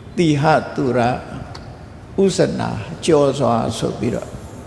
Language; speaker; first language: Burmese; native; Burmese